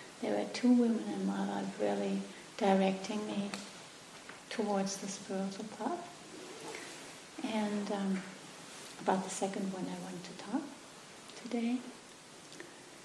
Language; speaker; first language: English; non-native, fluent; German